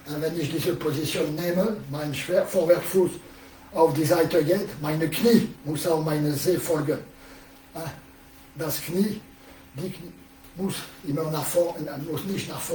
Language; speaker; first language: German; non-native, learner; French